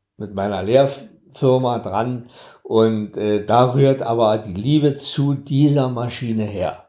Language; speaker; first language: German; native; German